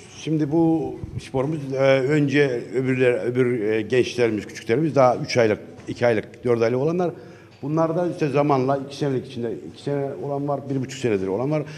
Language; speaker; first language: Turkish; early bilingual, heritage; Turkish